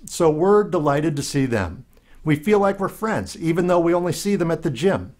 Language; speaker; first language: English; native; English